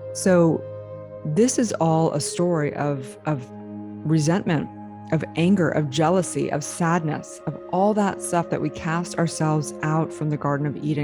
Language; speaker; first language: English; native; English